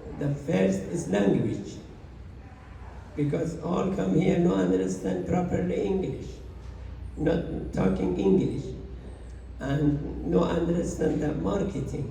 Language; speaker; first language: English; non-native, learner; Persian